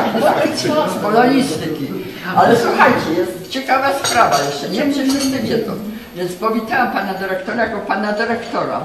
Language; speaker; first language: Polish; native; Polish